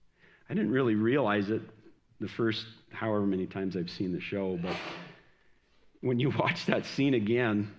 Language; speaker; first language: English; native; English